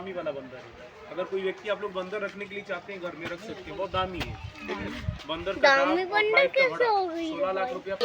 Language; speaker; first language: Hindi; non-native, local second language; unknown